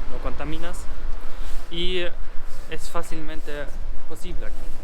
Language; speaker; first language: Spanish; non-native, learner; German